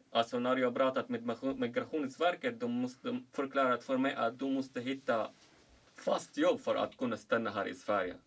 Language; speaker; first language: Swedish; non-native, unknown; Arabic